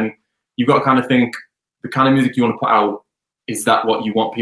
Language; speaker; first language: English; native; English